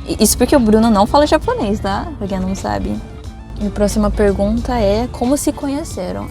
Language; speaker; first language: Portuguese; early bilingual, other home language; Japanese